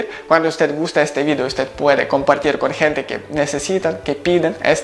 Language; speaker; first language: Spanish; non-native, learner; Ukrainian